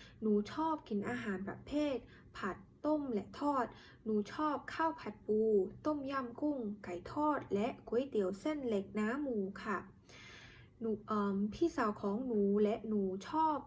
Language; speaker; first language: Thai; non-native, learner; Khmer